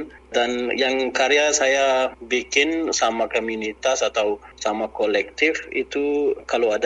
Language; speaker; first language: Indonesian; non-native, learner; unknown